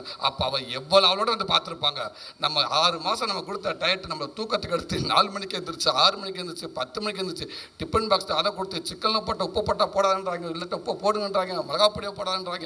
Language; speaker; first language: Tamil; native; Tamil